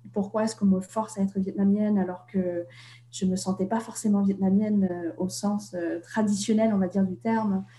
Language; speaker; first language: French; non-native, fluent; Vietnamese